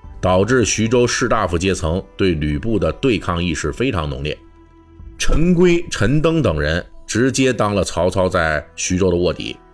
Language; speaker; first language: Chinese; native; Chinese